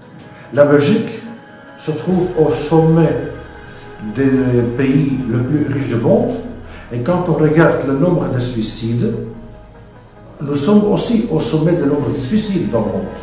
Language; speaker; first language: French; non-native, local second language; Dutch